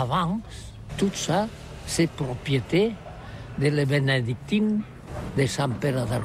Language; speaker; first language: French; non-native, learner; Catalan